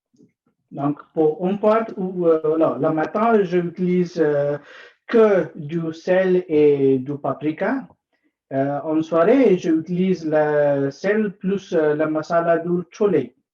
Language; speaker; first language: French; non-native, learner; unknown